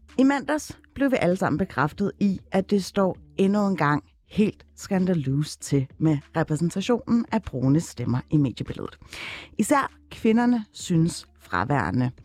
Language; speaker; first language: Danish; early bilingual, other home language; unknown